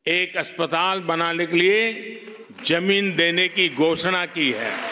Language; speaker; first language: Hindi; non-native, local second language; Gujarati